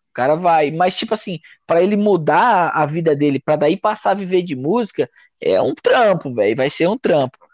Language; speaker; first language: Portuguese; native; Portuguese